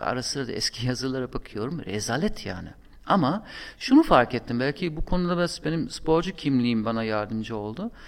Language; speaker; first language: Turkish; non-native, fluent; German